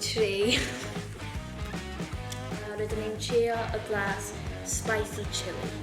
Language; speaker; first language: Welsh; non-native, local second language; English